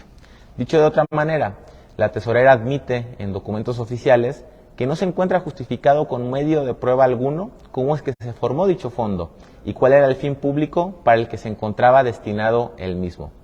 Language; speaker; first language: Spanish; native; Spanish